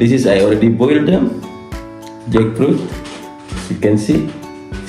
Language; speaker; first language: English; non-native, fluent; Indonesian